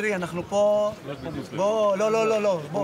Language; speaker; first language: Hebrew; non-native, local second language; Arabic